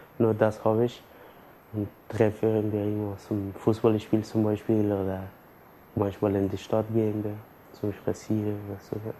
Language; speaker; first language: German; non-native, learner; Persian